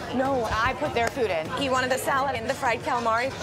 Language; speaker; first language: English; native; English